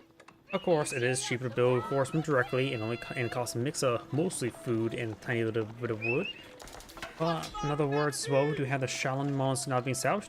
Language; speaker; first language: English; native; English